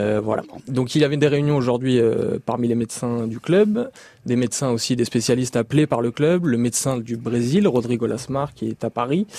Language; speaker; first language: French; native; French